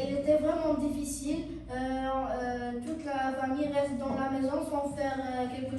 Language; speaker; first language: French; non-native, learner; Arabic